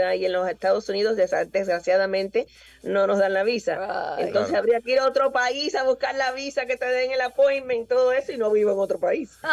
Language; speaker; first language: Spanish; early bilingual, heritage; Spanish